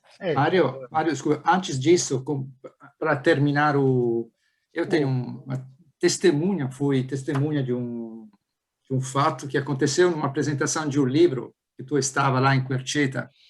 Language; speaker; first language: Portuguese; non-native, fluent; Italian